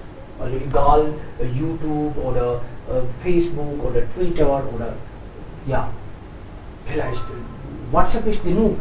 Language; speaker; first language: German; non-native, fluent; Hindi